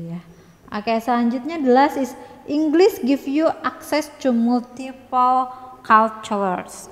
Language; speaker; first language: English; non-native, learner; Indonesian